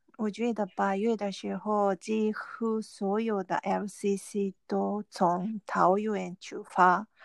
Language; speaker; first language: Chinese; non-native, learner; Vietnamese